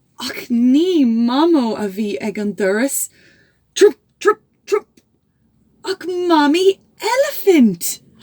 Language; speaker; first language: Irish; native; Irish